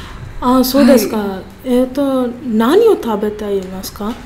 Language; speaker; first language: Japanese; non-native, learner; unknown